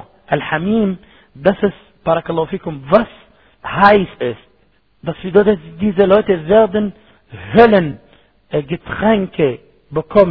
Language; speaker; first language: German; non-native, fluent; Arabic